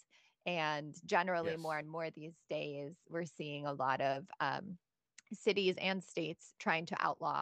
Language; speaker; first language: English; non-native, fluent; Bosnian